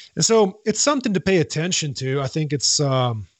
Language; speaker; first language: English; non-native, fluent; Arabic